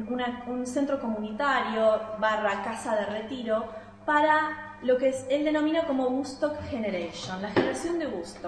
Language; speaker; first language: Spanish; native; Spanish